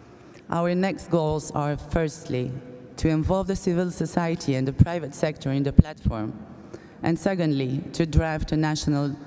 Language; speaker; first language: English; non-native, fluent; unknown